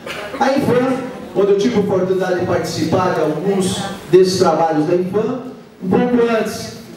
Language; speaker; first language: Portuguese; native; Portuguese